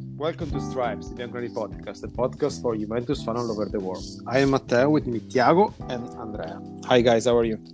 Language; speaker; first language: English; non-native, fluent; Italian